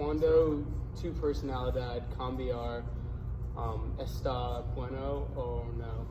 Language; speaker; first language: Spanish; non-native, learner; English